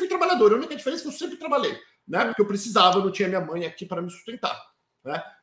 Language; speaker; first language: Portuguese; native; Portuguese